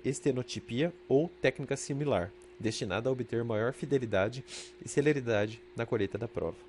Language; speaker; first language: Portuguese; native; Portuguese